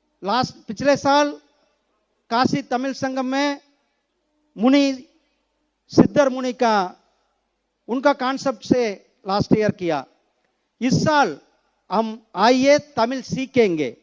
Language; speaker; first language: Hindi; non-native, local second language; Tamil